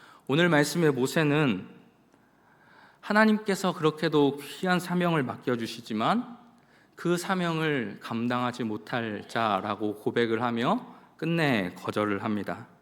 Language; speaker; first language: Korean; native; Korean